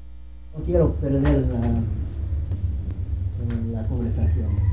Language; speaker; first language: Spanish; non-native, fluent; English